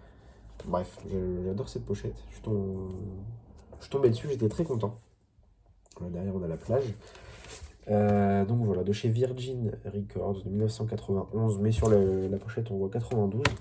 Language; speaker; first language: French; native; French